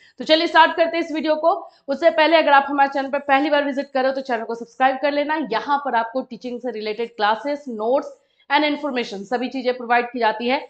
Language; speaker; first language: Hindi; native; Hindi